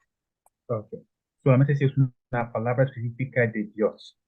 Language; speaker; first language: Spanish; non-native, learner; Italian